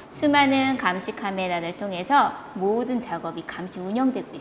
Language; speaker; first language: Korean; native; Korean